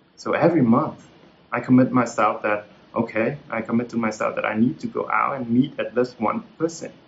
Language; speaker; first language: English; non-native, fluent; Vietnamese